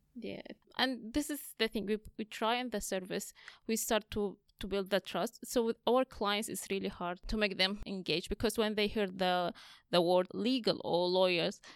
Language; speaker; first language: English; non-native, fluent; Arabic